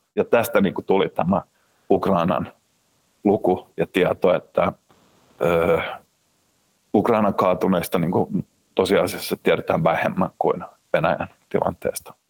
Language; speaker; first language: Finnish; native; Finnish